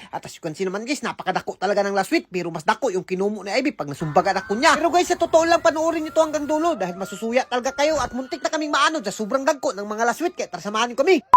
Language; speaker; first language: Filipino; non-native, local second language; Surigaonon